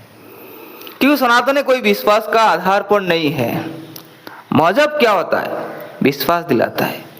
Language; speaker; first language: Hindi; non-native, local second language; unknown